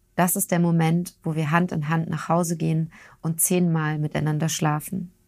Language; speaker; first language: German; early bilingual, other home language; Turkish